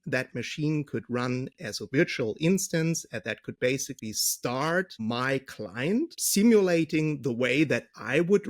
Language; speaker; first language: English; non-native, fluent; German